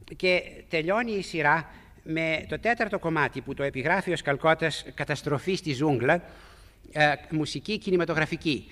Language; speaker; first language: Greek; native; Greek